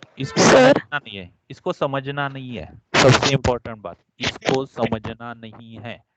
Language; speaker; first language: Hindi; non-native, local second language; Marathi